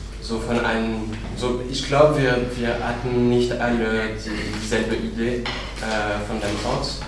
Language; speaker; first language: German; non-native, fluent; French